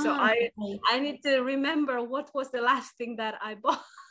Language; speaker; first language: English; non-native, local second language; Bangla